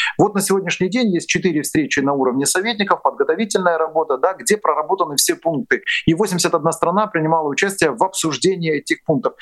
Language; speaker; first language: Russian; non-native, local second language; Ukrainian